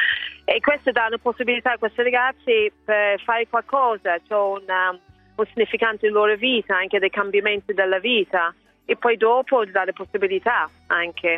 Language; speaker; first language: Italian; non-native, learner; English